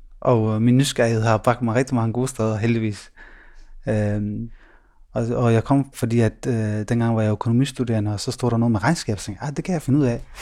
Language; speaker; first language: Danish; early bilingual, other home language; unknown